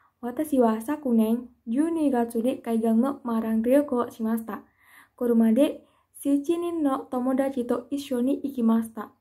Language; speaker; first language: Japanese; non-native, learner; Indonesian